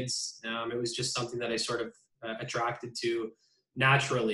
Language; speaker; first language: English; native; English